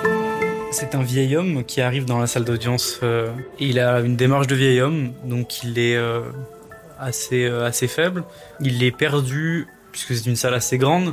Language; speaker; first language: French; native; French